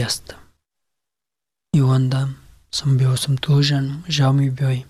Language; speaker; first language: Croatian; non-native, learner; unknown